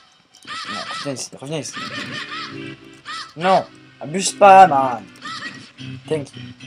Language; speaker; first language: French; native; French